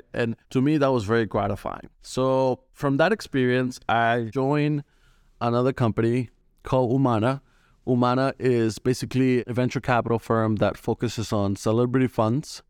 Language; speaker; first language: English; non-native, fluent; Spanish